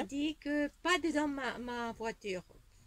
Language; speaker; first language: French; non-native, learner; Spanish